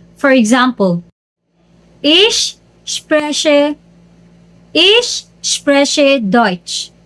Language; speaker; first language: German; non-native, learner; Cebuano